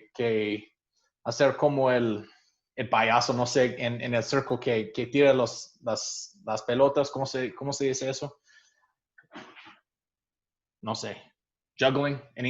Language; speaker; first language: Spanish; non-native, fluent; English